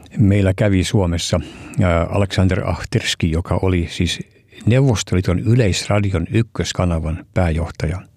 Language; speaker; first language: Finnish; early bilingual, heritage; Finnish